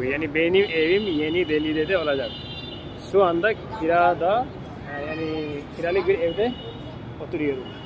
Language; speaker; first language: Turkish; non-native, fluent; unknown